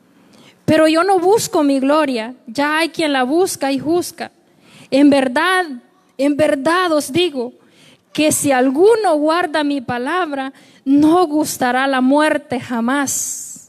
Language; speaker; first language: Spanish; native; Spanish